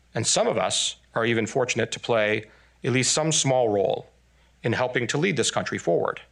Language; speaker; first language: English; non-native, fluent; Chinese